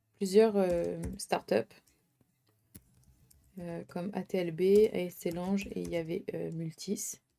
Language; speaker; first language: French; native; French